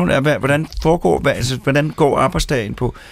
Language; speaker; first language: Danish; native; Danish